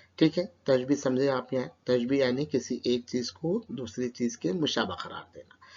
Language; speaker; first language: Urdu; native; Urdu